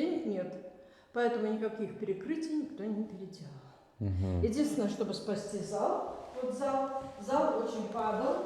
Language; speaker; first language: Russian; native; Russian